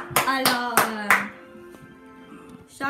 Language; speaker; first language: French; native; French